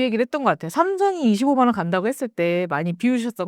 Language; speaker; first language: Korean; native; Korean